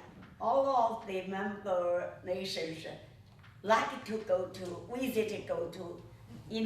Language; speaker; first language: English; non-native, learner; Chinese